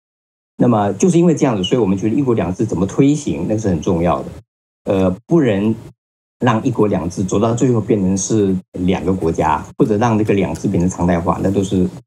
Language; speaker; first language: Chinese; native; Chinese